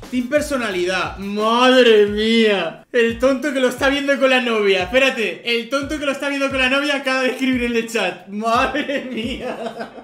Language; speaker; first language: Spanish; native; Spanish